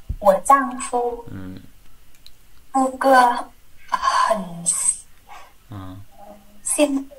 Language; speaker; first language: Chinese; non-native, learner; Vietnamese